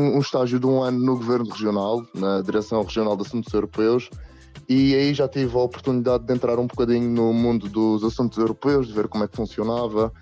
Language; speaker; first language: Portuguese; native; Portuguese